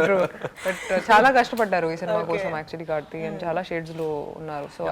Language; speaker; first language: Telugu; non-native, local second language; Hindi